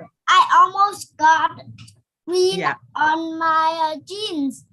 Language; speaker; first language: English; non-native, learner; Vietnamese